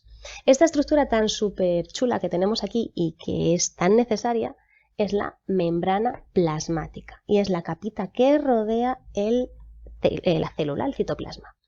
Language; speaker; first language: Spanish; native; Spanish